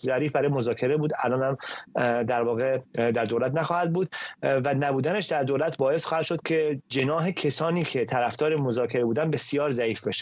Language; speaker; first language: Persian; native; Persian